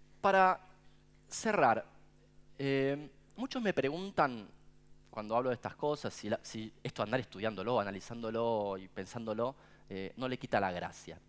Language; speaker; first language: Spanish; native; Spanish